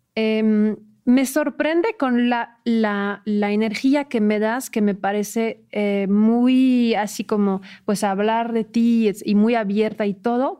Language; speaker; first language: Spanish; non-native, fluent; French